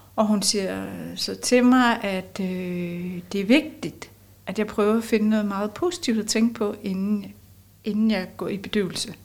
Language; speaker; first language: Danish; native; Danish